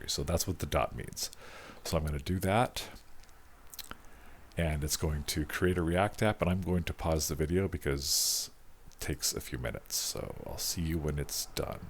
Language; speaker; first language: English; native; English